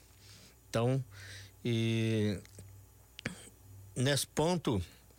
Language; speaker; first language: Portuguese; non-native, local second language; Yanomámi